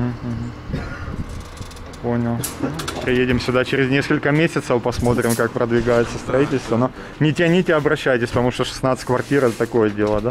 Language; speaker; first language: Russian; native; Russian